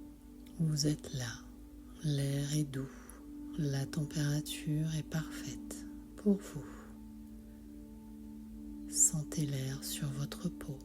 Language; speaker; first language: French; native; French